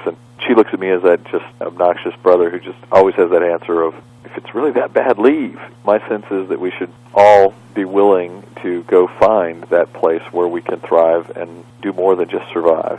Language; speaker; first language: English; native; English